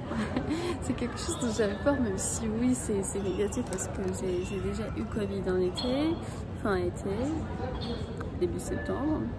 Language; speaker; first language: French; non-native, fluent; Armenian